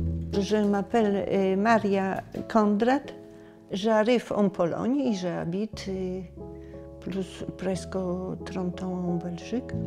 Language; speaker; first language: French; non-native, learner; Polish